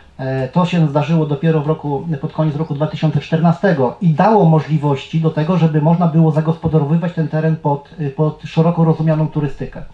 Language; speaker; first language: Polish; native; Polish